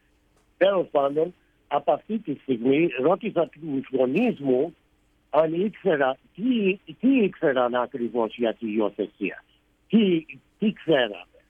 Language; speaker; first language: Greek; early bilingual, heritage; Greek